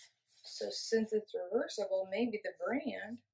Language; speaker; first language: English; native; English